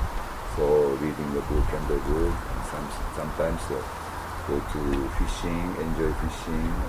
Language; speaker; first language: English; non-native, learner; Japanese